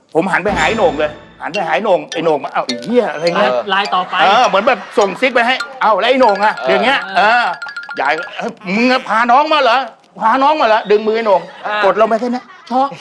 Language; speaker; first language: Thai; native; Thai